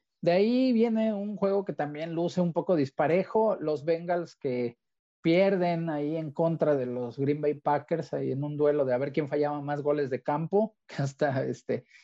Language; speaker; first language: Spanish; native; Spanish